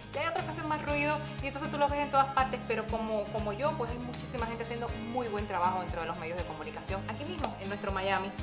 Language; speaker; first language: Spanish; native; Spanish